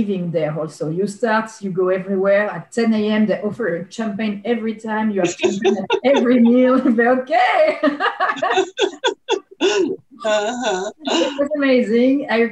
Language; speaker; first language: English; non-native, fluent; French